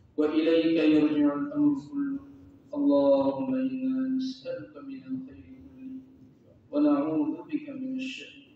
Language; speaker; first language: Arabic; non-native, fluent; Urdu